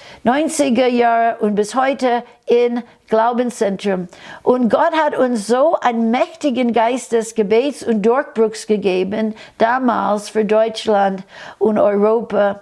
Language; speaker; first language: German; non-native, fluent; English